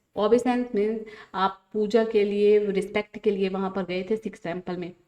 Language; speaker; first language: Hindi; non-native, local second language; Punjabi